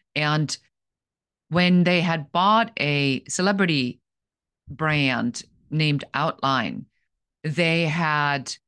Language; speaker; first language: English; non-native, fluent; German